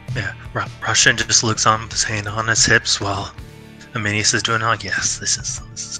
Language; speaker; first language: English; native; English